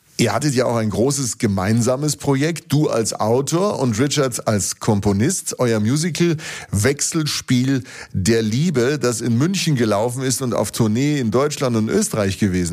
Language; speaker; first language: German; native; German